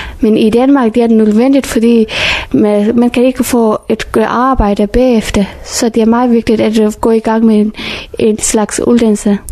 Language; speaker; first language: Danish; non-native, fluent; Persian